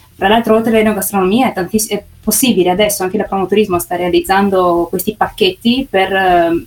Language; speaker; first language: Italian; native; Italian